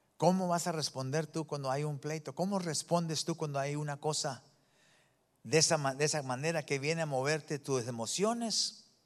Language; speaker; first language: Spanish; early bilingual, heritage; Spanish